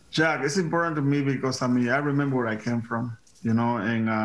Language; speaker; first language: English; non-native, fluent; Spanish